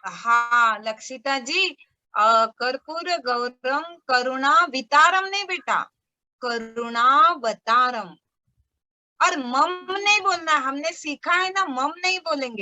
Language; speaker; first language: Hindi; native; Hindi